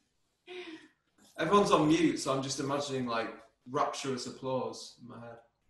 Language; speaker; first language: English; native; English